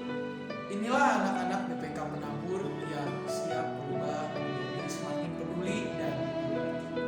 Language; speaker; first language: Indonesian; native; Indonesian